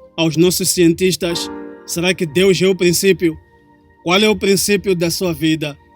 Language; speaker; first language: Portuguese; non-native, local second language; Tsonga